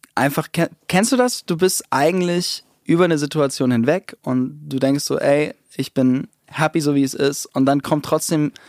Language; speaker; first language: German; native; German